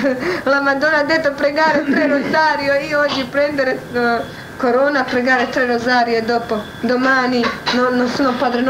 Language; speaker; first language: Italian; non-native, learner; Croatian